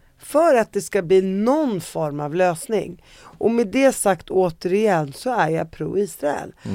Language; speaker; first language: Swedish; early bilingual, other home language; Arabic